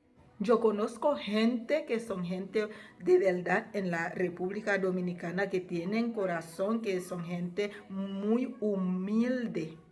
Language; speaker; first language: Spanish; non-native, fluent; Haitian Creole